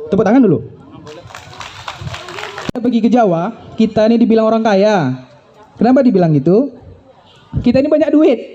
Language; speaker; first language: Indonesian; native; Indonesian